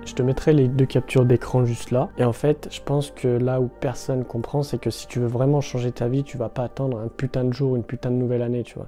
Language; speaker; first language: French; native; French